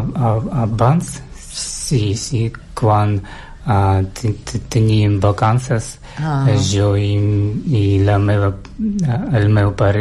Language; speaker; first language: Catalan; non-native, learner; Russian